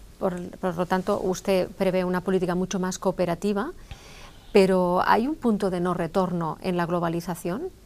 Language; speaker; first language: Spanish; non-native, local second language; Catalan